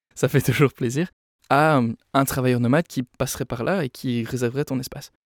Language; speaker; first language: French; native; French